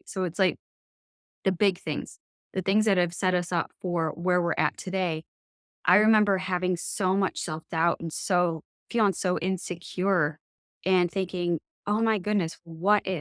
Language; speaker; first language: English; native; English